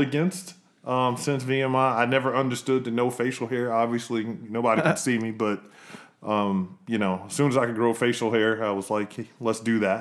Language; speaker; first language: English; native; English